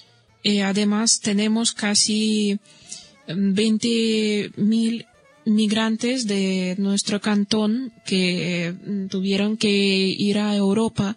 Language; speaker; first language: Spanish; non-native, fluent; Bosnian